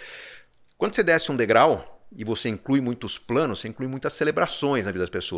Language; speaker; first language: Portuguese; native; Portuguese